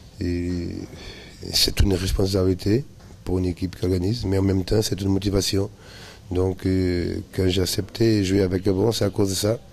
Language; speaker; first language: French; non-native, learner; Portuguese